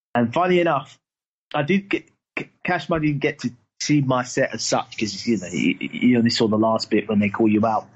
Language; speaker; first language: English; native; English